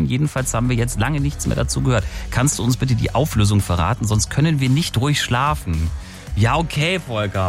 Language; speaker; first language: German; native; German